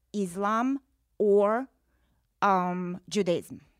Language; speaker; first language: English; non-native, fluent; Russian